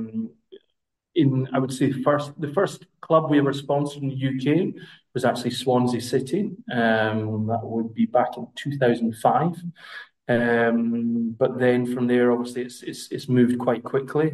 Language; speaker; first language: English; native; English